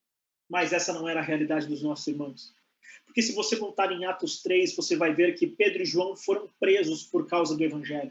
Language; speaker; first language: Portuguese; native; Portuguese